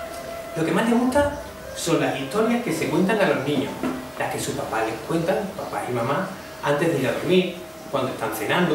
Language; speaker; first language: Spanish; native; Spanish